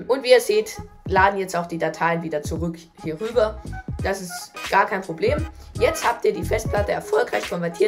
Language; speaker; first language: German; native; German